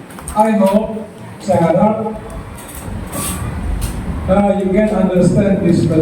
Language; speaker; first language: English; non-native, fluent; Indonesian